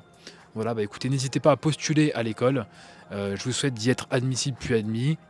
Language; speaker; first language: French; native; French